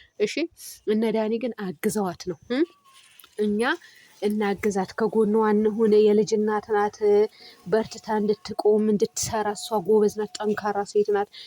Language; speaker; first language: Amharic; non-native, local second language; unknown